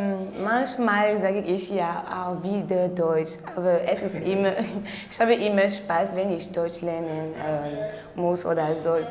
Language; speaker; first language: German; non-native, learner; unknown